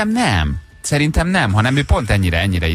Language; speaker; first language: Hungarian; native; Hungarian